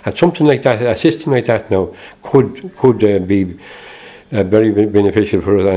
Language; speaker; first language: English; native; English